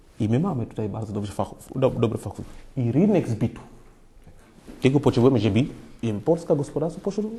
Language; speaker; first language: Polish; non-native, fluent; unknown